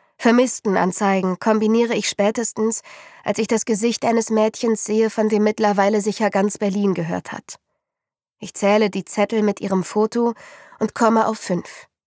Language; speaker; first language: German; native; German